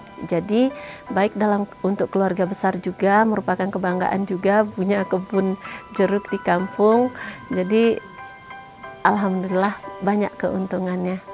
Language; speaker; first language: Indonesian; non-native, local second language; Minangkabau